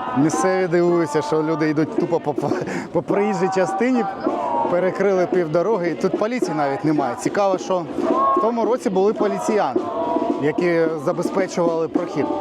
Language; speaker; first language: Ukrainian; native; Ukrainian